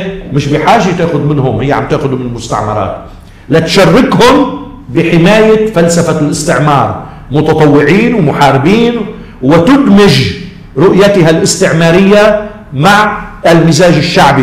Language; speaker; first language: Arabic; native; Arabic